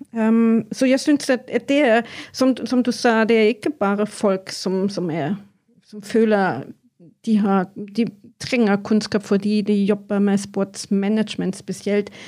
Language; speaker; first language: Norwegian; non-native, fluent; German